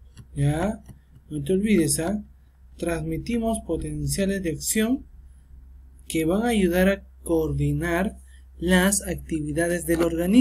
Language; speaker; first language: Spanish; native; Spanish